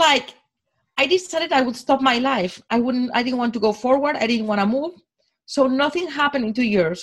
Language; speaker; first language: English; non-native, fluent; Spanish